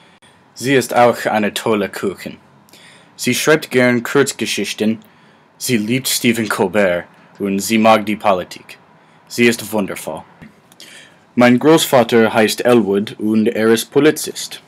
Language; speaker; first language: German; non-native, learner; English